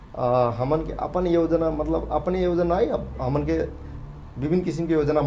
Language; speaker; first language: Bhojpuri; non-native, local second language; Dangaura Tharu